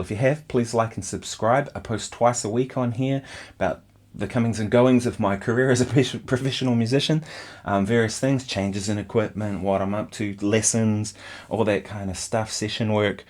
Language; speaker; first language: English; native; English